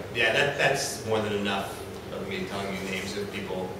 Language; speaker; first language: English; native; English